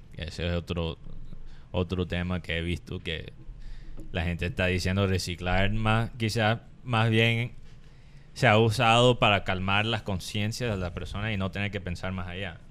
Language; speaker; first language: Spanish; non-native, fluent; English